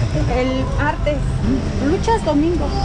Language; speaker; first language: Spanish; native; Spanish